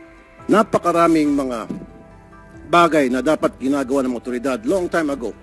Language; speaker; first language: Filipino; native; Filipino